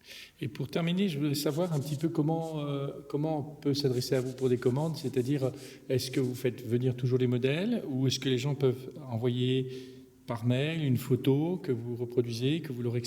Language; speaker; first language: French; native; French